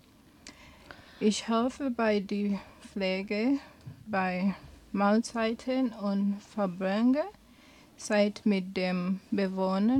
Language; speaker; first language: German; non-native, learner; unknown